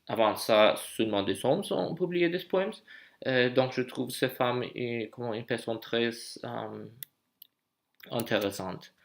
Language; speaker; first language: French; non-native, learner; English